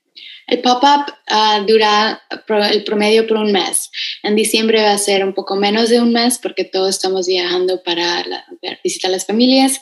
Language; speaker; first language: Spanish; early bilingual, heritage; Spanish